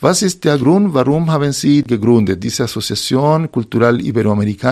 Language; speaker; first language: German; non-native, fluent; Spanish